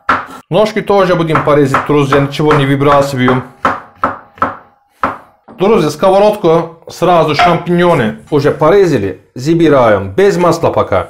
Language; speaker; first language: Russian; non-native, learner; Turkish